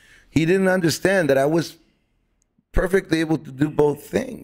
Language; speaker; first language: English; non-native, fluent; Spanish